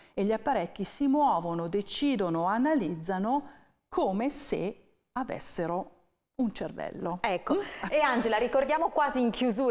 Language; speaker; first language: Italian; native; Italian